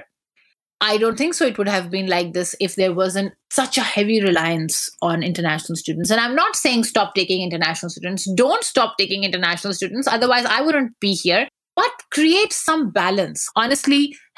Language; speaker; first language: English; non-native, local second language; Pashto